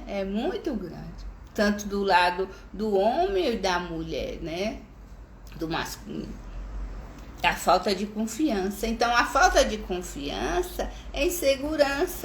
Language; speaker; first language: Portuguese; native; Portuguese